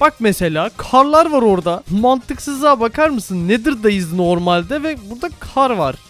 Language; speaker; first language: Turkish; native; Turkish